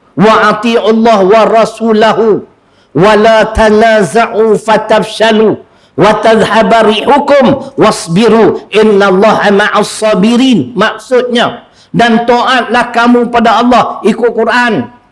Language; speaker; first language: Malay; native; Malay